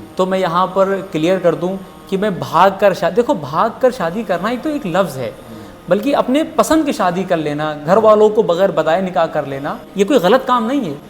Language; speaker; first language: Urdu; native; Urdu